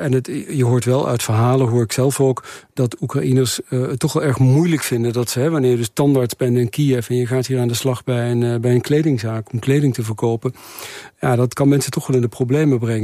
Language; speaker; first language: Dutch; native; Dutch